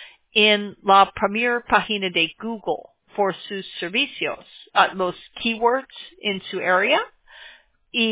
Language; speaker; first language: Spanish; non-native, learner; English